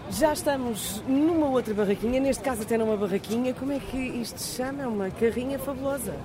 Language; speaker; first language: Portuguese; native; Portuguese